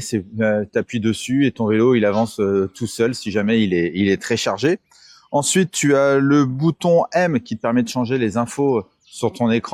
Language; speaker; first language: French; native; French